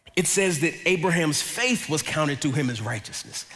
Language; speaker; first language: English; native; English